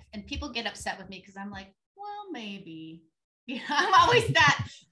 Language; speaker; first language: English; native; English